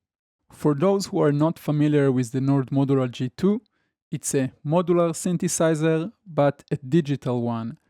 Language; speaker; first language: English; non-native, fluent; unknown